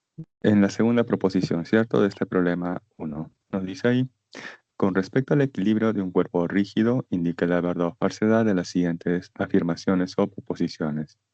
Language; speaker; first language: Spanish; native; Spanish